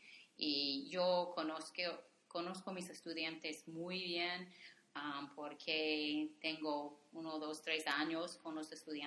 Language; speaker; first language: Spanish; non-native, fluent; English